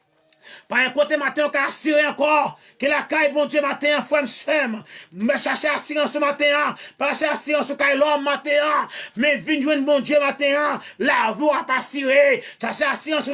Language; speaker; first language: French; non-native, learner; Haitian Creole